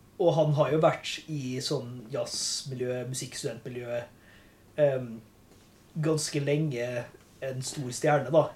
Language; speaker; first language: Norwegian; native; Norwegian